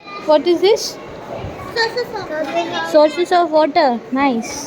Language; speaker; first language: English; non-native, local second language; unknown